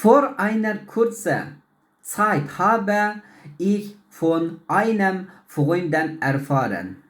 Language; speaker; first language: German; non-native, learner; Uyghur